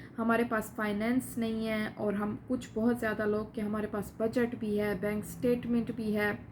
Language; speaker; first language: Urdu; non-native, local second language; Saraiki